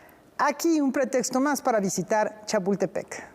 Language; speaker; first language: Spanish; native; Spanish